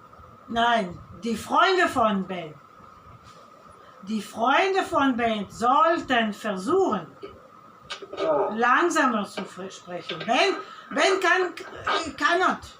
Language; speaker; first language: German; non-native, fluent; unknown